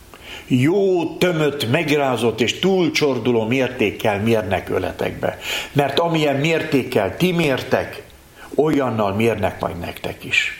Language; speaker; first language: Hungarian; native; Hungarian